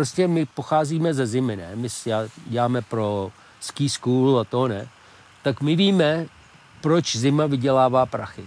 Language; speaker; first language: Czech; early bilingual, heritage; Czech